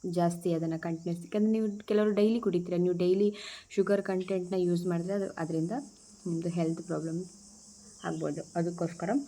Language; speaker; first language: Kannada; non-native, local second language; Tulu